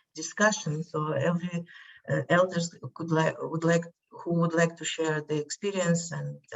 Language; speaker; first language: English; non-native, fluent; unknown